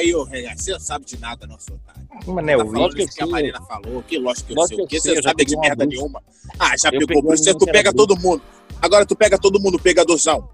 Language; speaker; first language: Portuguese; native; Portuguese